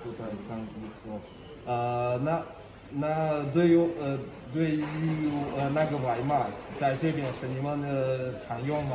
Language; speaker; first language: Chinese; non-native, learner; Tajik